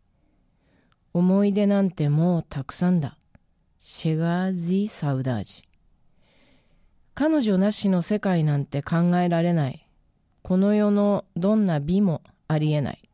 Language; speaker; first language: Japanese; native; Japanese